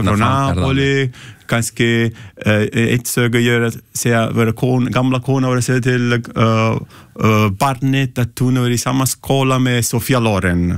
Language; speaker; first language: Icelandic; non-native, learner; Italian